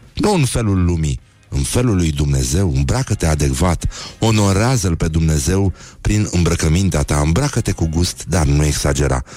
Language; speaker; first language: Romanian; native; Romanian